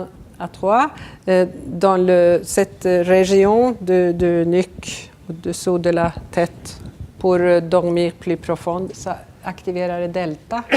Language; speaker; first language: French; non-native, fluent; Swedish